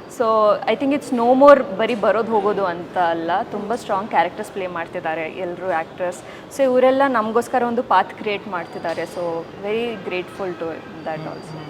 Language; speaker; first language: Kannada; non-native, learner; Hindi